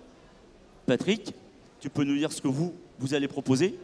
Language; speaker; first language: French; native; French